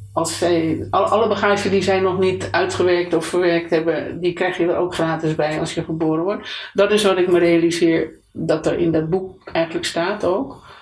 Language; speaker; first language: Dutch; native; Dutch